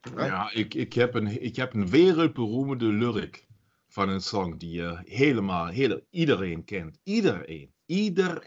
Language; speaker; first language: Dutch; non-native, learner; German